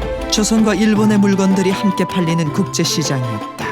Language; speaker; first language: Korean; native; Korean